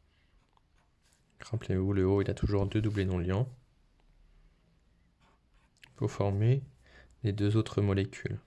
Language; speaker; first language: French; native; French